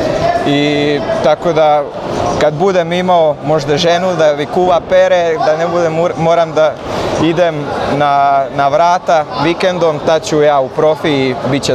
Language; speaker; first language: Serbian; non-native, local second language; Slovak